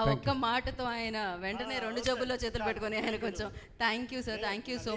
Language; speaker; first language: Telugu; native; Telugu